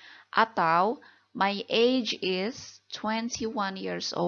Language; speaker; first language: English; non-native, fluent; Indonesian